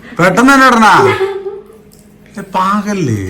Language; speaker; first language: Malayalam; native; Malayalam